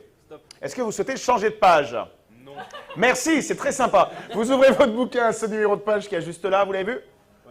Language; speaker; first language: French; native; French